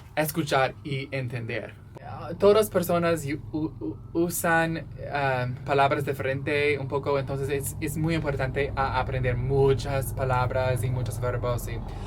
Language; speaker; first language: Spanish; non-native, learner; English